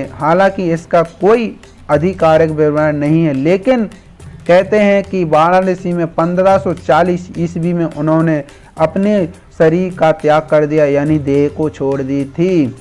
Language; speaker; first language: Hindi; native; Hindi